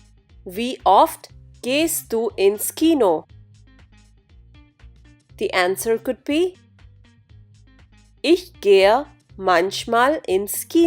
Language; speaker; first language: German; non-native, fluent; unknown